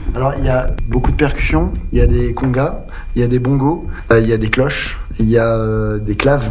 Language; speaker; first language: French; native; French